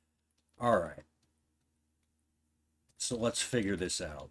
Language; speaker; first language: English; native; English